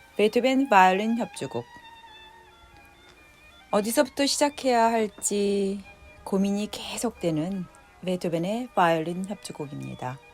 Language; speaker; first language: Korean; native; Korean